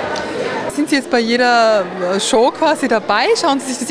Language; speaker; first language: German; native; German